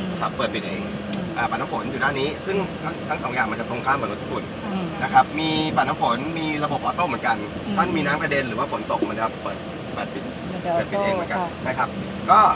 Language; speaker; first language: Thai; native; Thai